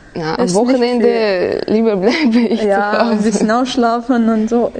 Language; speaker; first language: German; non-native, fluent; Russian